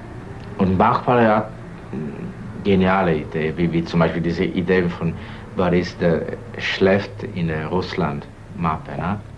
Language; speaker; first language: German; non-native, learner; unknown